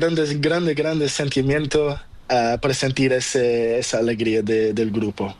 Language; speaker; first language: Spanish; non-native, learner; Portuguese